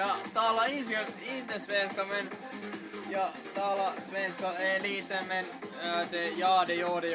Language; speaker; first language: Swedish; non-native, learner; Finnish